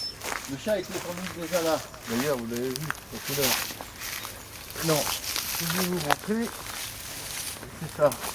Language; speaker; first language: French; native; French